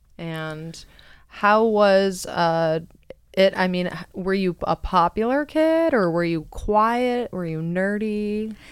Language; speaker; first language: English; native; English